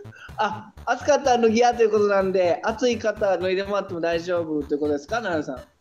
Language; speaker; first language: Japanese; native; Japanese